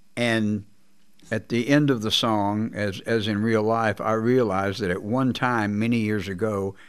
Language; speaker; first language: English; native; English